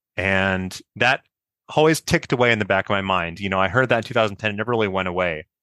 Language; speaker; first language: English; native; English